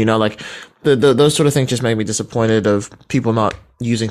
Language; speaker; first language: English; native; English